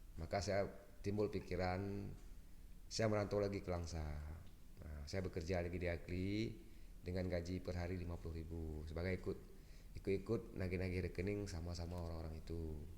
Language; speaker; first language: Indonesian; non-native, local second language; Achinese